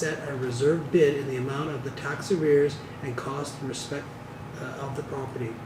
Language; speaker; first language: English; native; English